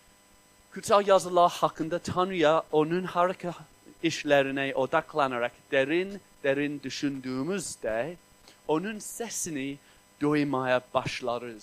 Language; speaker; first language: Turkish; non-native, fluent; English